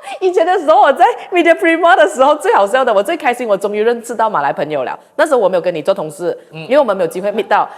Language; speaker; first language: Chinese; native; Chinese